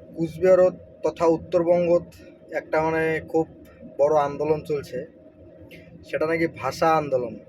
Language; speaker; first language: Bangla; non-native, local second language; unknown